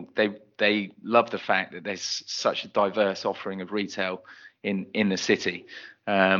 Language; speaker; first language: English; native; English